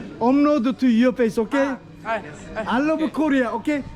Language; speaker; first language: English; non-native, learner; Korean